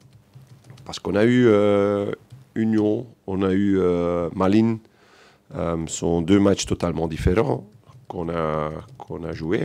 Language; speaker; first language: French; non-native, local second language; Dutch